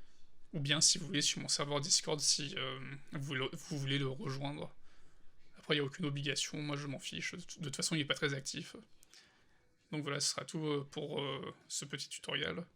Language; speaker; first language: French; native; French